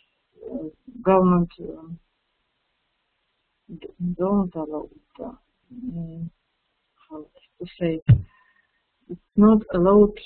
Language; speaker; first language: English; non-native, fluent; Russian